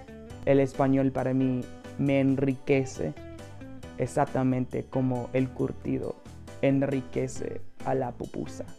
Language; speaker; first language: Spanish; non-native, fluent; English